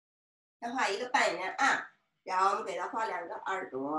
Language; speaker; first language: Chinese; native; Chinese